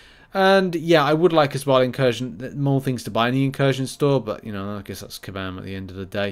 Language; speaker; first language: English; native; English